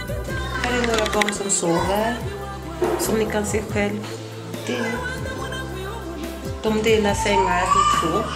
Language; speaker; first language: Swedish; non-native, fluent; French